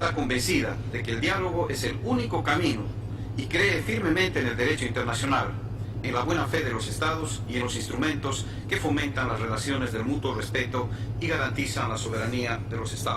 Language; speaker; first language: Spanish; native; Spanish